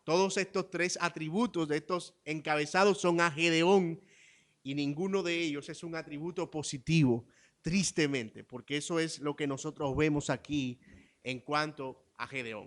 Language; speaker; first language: Spanish; native; Spanish